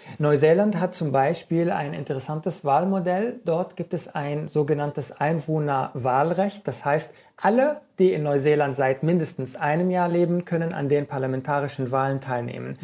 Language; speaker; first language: German; non-native, fluent; Arabic